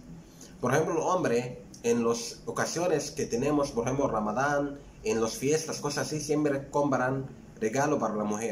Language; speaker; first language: Spanish; non-native, fluent; Arabic